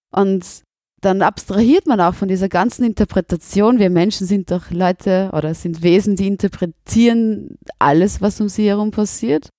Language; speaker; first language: German; native; German